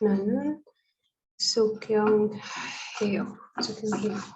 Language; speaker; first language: Korean; non-native, learner; Indonesian